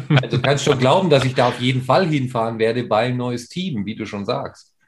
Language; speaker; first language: German; native; German